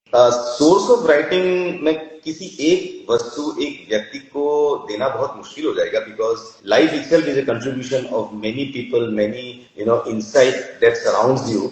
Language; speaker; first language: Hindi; non-native, local second language; Assamese